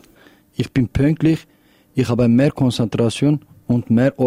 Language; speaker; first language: German; non-native, learner; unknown